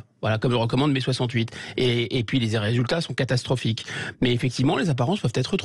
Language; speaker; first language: French; native; French